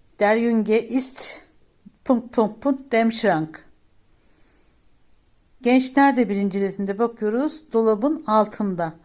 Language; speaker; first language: Turkish; native; Turkish